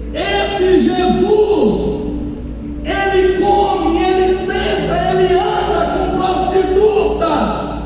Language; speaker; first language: Portuguese; native; Portuguese